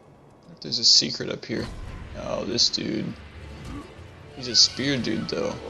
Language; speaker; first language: English; native; English